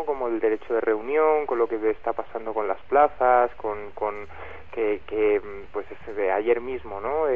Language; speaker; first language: Spanish; native; Spanish